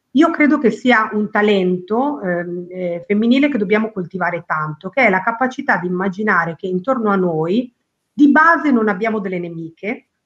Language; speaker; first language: Italian; early bilingual, other home language; Spanish